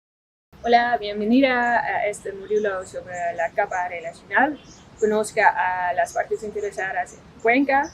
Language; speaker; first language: Spanish; non-native, fluent; Dutch